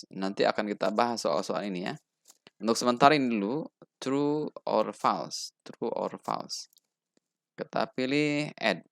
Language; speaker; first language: Indonesian; native; Indonesian